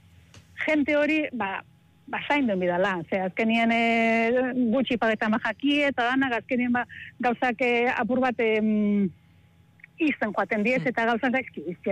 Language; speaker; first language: Basque; native; Basque